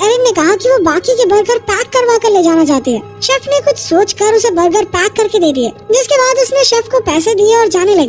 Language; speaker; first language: Hindi; native; Hindi